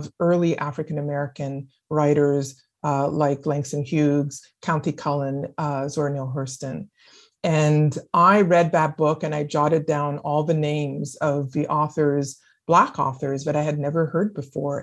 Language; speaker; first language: English; non-native, fluent; French